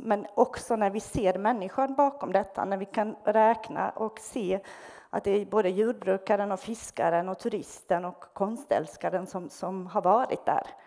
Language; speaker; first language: Swedish; non-native, fluent; Bosnian